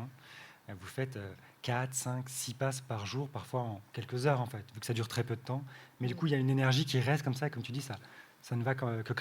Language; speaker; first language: French; native; French